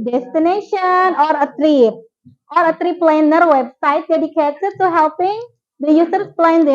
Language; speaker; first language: English; non-native, fluent; Indonesian